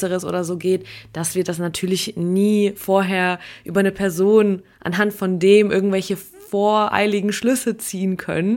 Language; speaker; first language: German; early bilingual, other home language; Russian